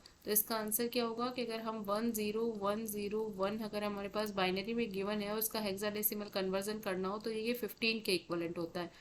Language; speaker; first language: Hindi; native; Hindi